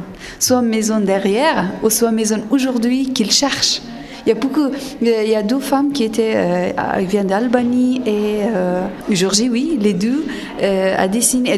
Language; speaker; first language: French; non-native, learner; Persian